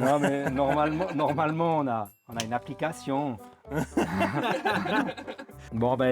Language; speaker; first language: French; native; French